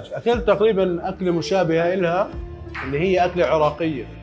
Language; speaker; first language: Arabic; native; Arabic